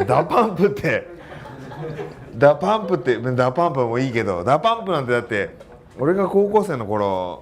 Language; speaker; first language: Japanese; native; Japanese